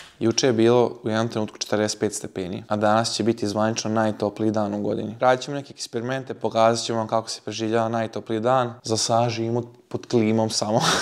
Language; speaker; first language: Serbian; native; Serbian